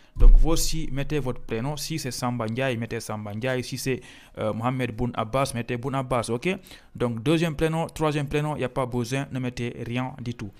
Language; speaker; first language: French; non-native, local second language; Fula